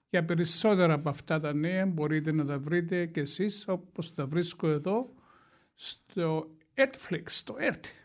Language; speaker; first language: Greek; early bilingual, heritage; Greek